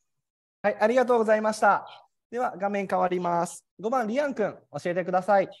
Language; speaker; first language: Japanese; native; Japanese